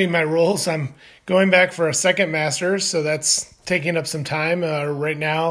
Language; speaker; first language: English; native; English